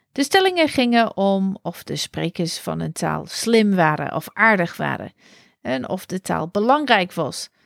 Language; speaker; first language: Dutch; non-native, fluent; English